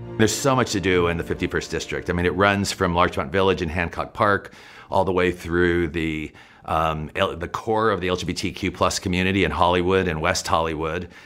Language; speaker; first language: English; native; English